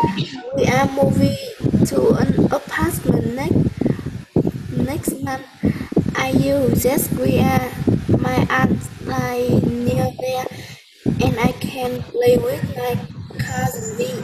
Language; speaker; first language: English; non-native, learner; Vietnamese